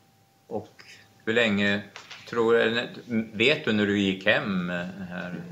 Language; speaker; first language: Swedish; native; Swedish